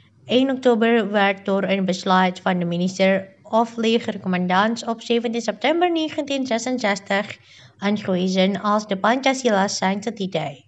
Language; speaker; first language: Dutch; non-native, learner; Indonesian